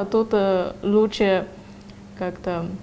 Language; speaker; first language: Russian; non-native, learner; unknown